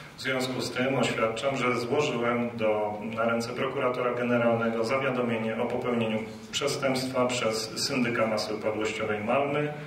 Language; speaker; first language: Polish; native; Polish